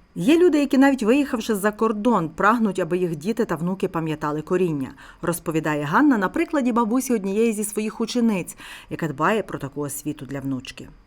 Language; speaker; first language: Ukrainian; native; Ukrainian